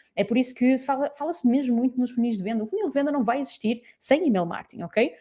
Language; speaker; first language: Portuguese; native; Portuguese